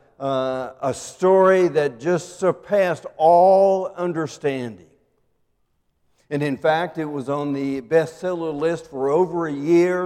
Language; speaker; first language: English; native; English